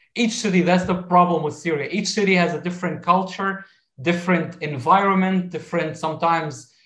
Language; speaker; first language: English; non-native, fluent; Arabic